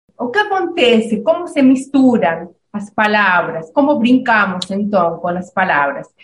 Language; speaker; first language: Portuguese; non-native, fluent; Spanish